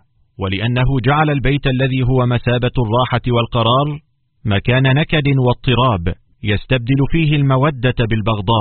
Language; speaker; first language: Arabic; native; Arabic